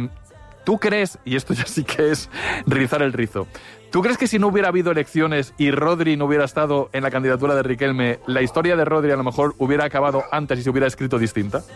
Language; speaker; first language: Spanish; native; Spanish